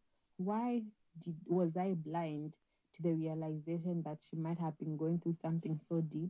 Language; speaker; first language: English; non-native, local second language; Bemba